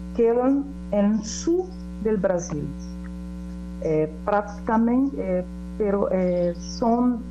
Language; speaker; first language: Spanish; non-native, learner; Portuguese